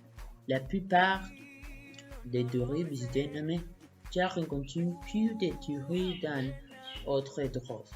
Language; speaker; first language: French; non-native, learner; Spanish